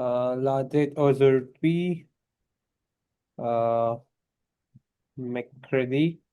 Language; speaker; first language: French; non-native, learner; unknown